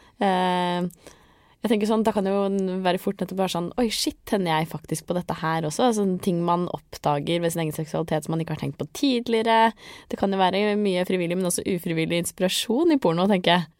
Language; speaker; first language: Norwegian; native; Norwegian